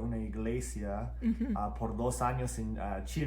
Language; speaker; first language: Spanish; non-native, fluent; English